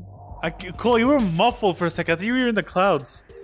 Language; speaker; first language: English; native; English